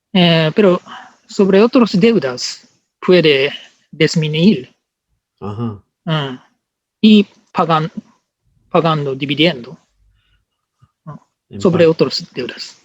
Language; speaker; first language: Spanish; non-native, learner; Japanese